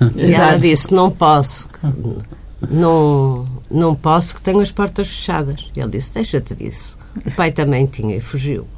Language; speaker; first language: Portuguese; native; Portuguese